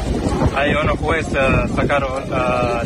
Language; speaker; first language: Spanish; non-native, learner; Arabic